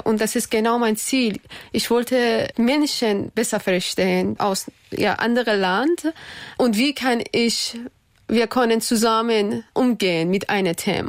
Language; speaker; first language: German; non-native, learner; Persian